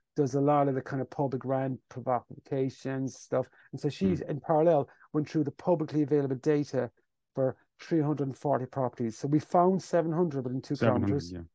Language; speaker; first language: English; native; English